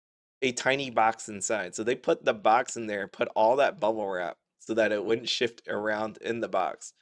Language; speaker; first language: English; native; English